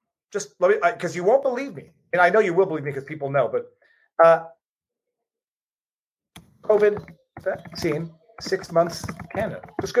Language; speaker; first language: English; native; English